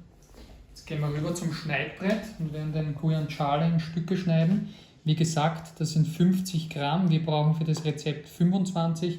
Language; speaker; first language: German; native; German